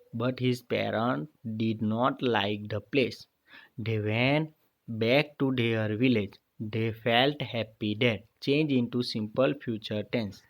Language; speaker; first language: English; non-native, local second language; Gujarati